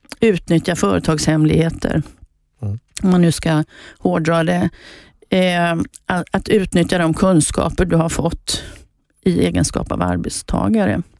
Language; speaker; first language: Swedish; native; Swedish